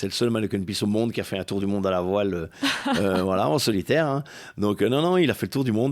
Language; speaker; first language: French; native; French